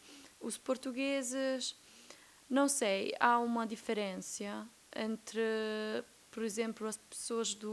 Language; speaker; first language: Portuguese; non-native, fluent; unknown